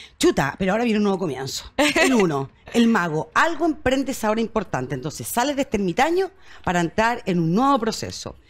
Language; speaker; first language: Spanish; native; Spanish